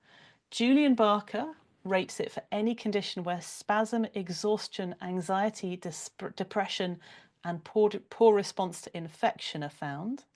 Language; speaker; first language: English; native; English